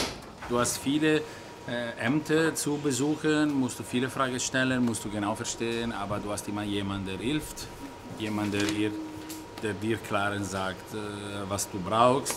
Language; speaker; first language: German; non-native, fluent; Italian